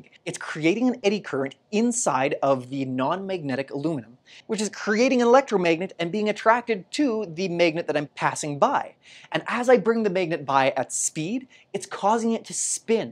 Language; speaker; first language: English; native; English